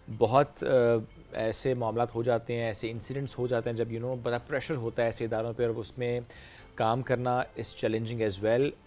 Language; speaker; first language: Urdu; native; Urdu